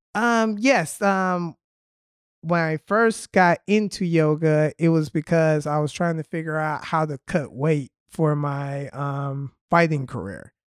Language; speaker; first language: English; native; English